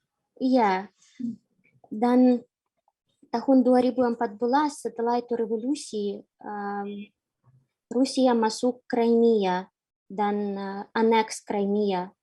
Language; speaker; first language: Indonesian; non-native, fluent; Ukrainian